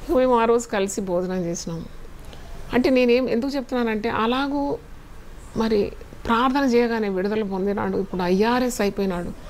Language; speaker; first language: Telugu; non-native, fluent; Malayalam